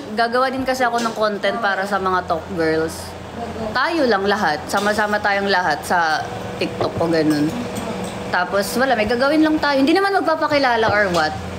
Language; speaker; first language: Filipino; non-native, local second language; Waray